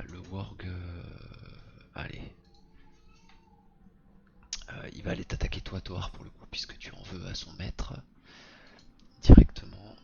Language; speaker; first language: French; native; French